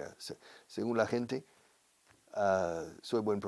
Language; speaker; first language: Spanish; non-native, fluent; English